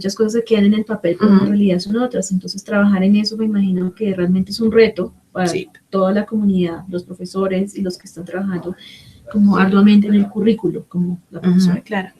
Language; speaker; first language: Spanish; native; Spanish